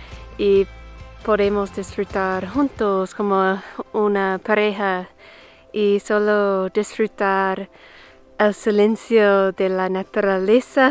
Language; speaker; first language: Spanish; non-native, learner; English